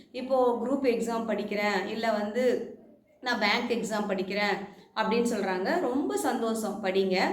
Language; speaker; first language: Tamil; native; Tamil